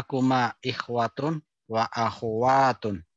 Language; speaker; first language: Arabic; non-native, learner; Indonesian